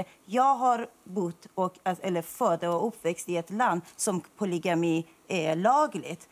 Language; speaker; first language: Swedish; non-native, fluent; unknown